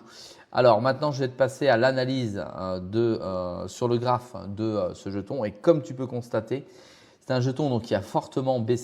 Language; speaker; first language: French; native; French